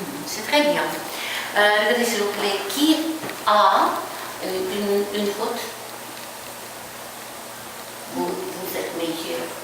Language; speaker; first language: French; non-native, fluent; Ukrainian